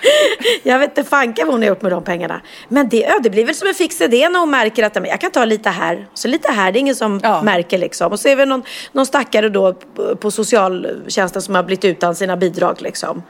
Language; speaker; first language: Swedish; native; Swedish